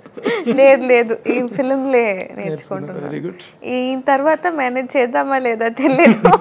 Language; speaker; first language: Telugu; non-native, learner; Tamil